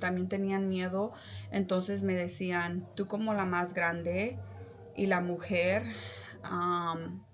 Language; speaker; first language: Spanish; early bilingual, heritage; Spanish